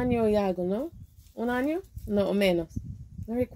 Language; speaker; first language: Spanish; non-native, learner; English